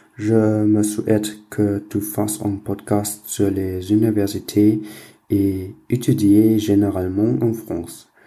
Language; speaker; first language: French; non-native, fluent; German